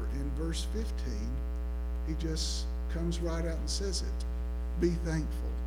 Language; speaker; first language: English; native; English